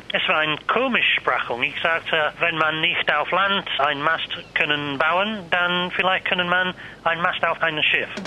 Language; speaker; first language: German; non-native, learner; English